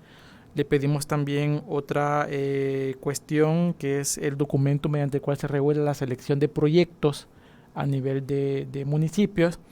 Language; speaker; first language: Spanish; native; Spanish